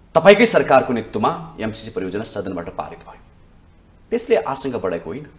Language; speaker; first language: Nepali; native; Nepali